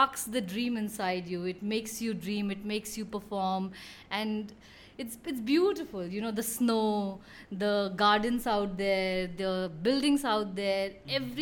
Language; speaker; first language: English; non-native, local second language; Hindi